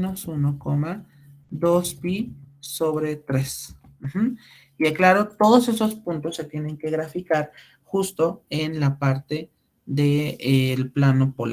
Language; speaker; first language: Spanish; native; Spanish